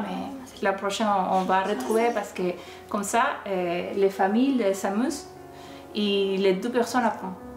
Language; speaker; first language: French; non-native, fluent; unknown